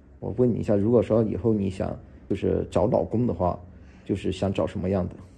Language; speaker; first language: Chinese; native; Chinese